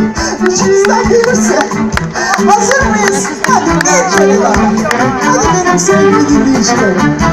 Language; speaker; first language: Turkish; native; Turkish